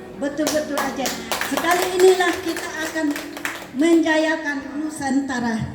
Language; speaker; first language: Indonesian; non-native, local second language; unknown